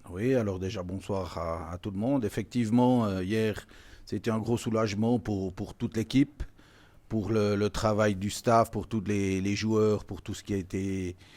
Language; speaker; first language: French; native; French